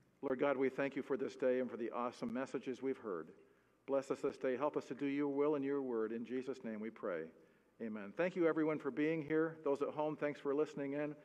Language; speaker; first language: English; native; English